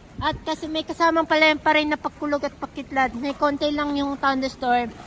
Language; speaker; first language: Filipino; native; Filipino